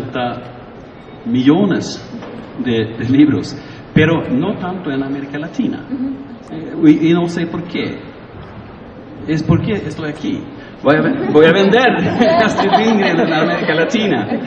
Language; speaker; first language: Spanish; non-native, learner; Swedish